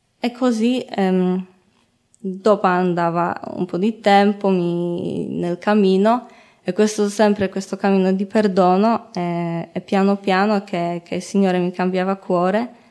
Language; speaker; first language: Italian; non-native, learner; Polish